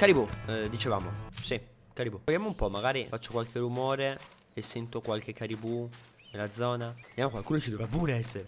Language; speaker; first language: Italian; native; Italian